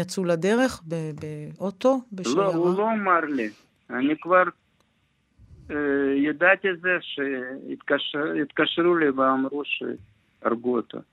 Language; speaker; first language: Hebrew; non-native, learner; Russian